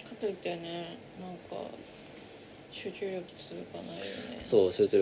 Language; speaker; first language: Japanese; native; Japanese